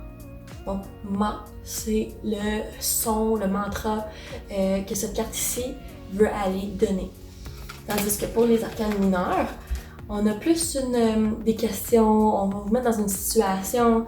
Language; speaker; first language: French; native; French